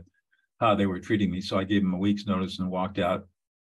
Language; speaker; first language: English; native; English